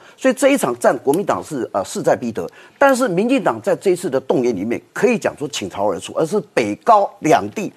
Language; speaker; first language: Chinese; native; Chinese